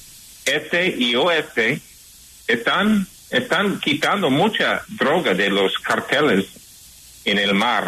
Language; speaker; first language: Spanish; non-native, fluent; English